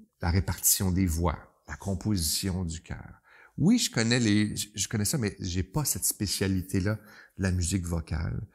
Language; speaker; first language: French; native; French